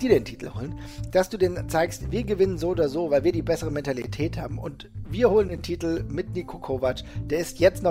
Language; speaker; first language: German; native; German